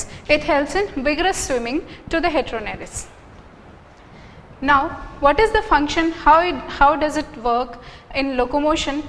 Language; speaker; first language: English; non-native, local second language; Hindi